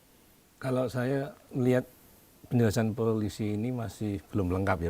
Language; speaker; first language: Indonesian; native; Indonesian